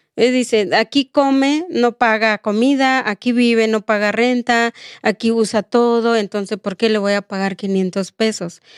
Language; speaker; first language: Spanish; non-native, local second language; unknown